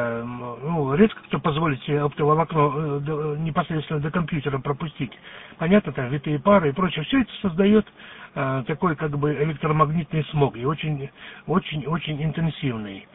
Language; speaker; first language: Russian; native; Russian